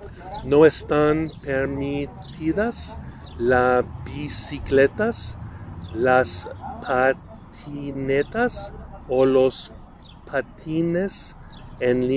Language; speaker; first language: Spanish; non-native, learner; English